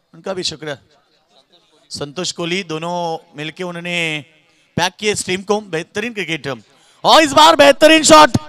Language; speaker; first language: Hindi; non-native, local second language; Marathi